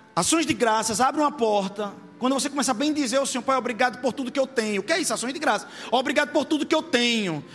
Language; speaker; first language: Portuguese; native; Portuguese